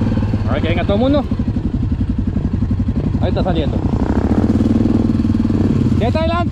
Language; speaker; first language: Spanish; native; Spanish